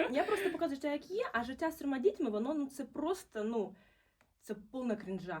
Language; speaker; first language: Ukrainian; non-native, local second language; Russian